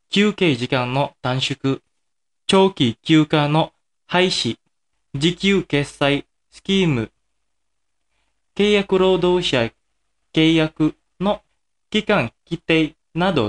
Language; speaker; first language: Japanese; non-native, fluent; Indonesian